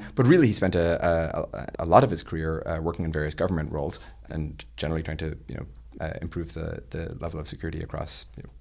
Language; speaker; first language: English; native; English